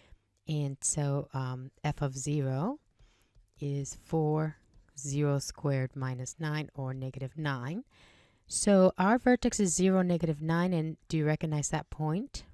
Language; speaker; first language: English; native; English